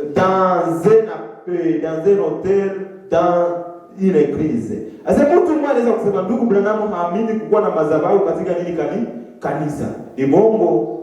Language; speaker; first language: French; non-native, local second language; Swahili